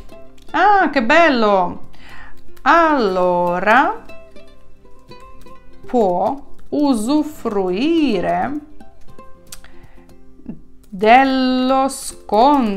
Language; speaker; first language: Italian; non-native, fluent; Ukrainian